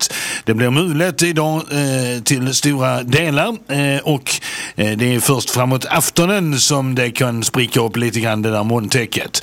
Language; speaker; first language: Swedish; native; Swedish